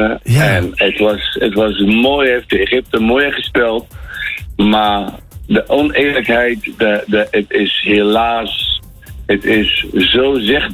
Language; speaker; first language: Dutch; non-native, learner; Arabic